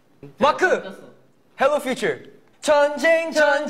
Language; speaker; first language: Korean; native; Korean